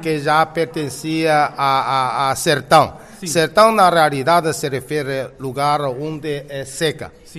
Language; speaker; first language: Portuguese; non-native, fluent; Chinese